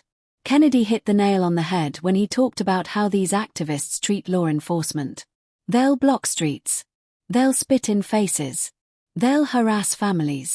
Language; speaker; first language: English; native; English